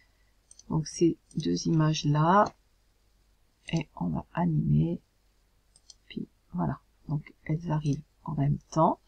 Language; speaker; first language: French; native; French